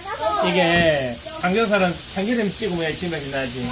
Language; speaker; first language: Korean; native; Korean